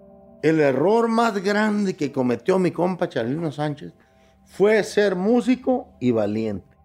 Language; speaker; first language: Spanish; native; Spanish